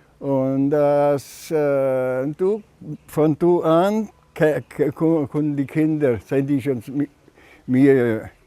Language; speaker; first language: German; early bilingual, heritage; German